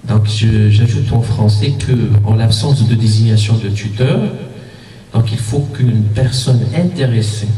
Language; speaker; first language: French; non-native, local second language; Arabic